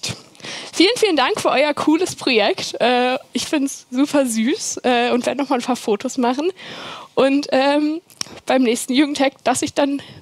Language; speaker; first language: German; native; German